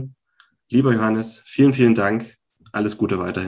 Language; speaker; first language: German; native; German